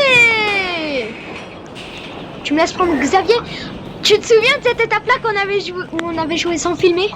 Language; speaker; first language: French; native; French